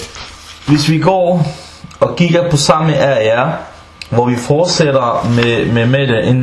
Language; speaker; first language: Danish; early bilingual, other home language; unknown